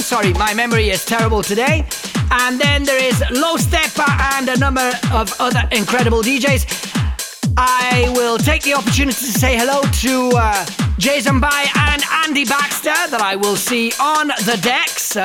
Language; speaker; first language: English; non-native, fluent; Italian